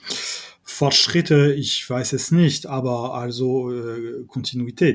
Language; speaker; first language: German; non-native, fluent; French